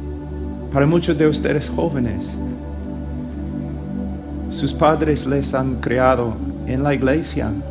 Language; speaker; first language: Spanish; non-native, fluent; English